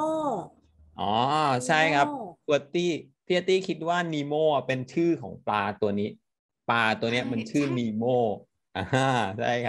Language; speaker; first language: Thai; native; Thai